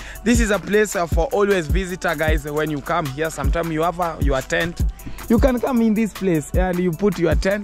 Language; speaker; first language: English; non-native, learner; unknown